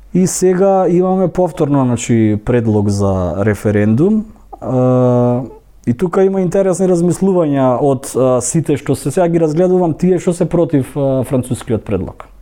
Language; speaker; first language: Macedonian; native; Macedonian